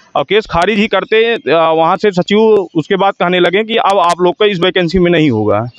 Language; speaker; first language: Hindi; native; Hindi